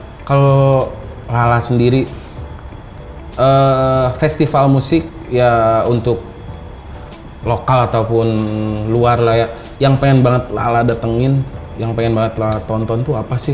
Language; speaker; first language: Indonesian; native; Indonesian